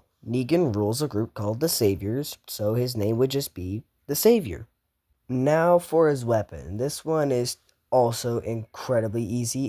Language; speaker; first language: English; native; English